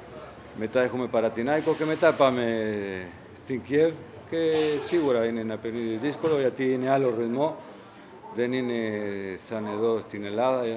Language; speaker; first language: Greek; non-native, fluent; Spanish